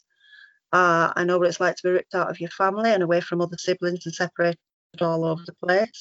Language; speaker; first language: English; native; English